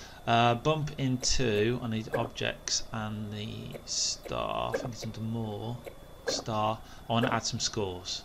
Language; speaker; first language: English; native; English